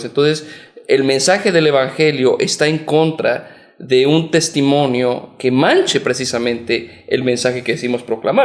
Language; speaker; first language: Spanish; native; Spanish